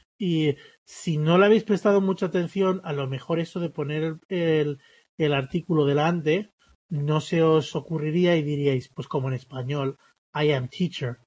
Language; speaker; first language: Spanish; early bilingual, other home language; English